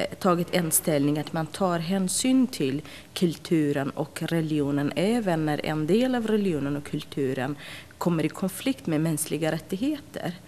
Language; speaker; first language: Swedish; non-native, fluent; Central Kurdish